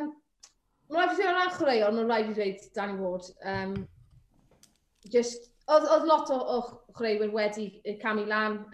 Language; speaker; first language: Welsh; native; Welsh